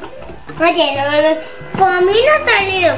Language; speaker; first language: Spanish; native; Spanish